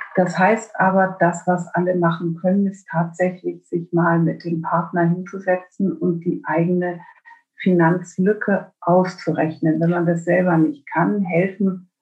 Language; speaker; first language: German; native; German